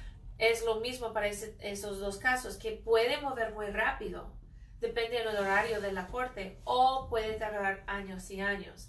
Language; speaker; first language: Spanish; non-native, fluent; English